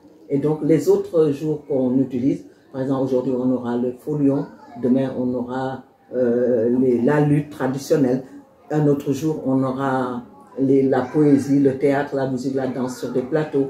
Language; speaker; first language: French; non-native, local second language; Wolof